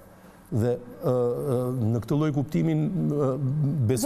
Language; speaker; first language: Albanian; native; Albanian